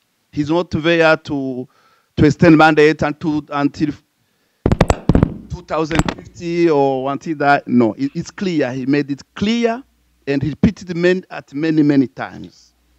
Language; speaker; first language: English; non-native, fluent; Rundi